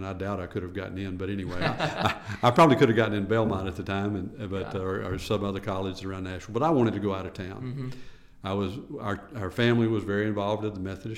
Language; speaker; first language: English; native; English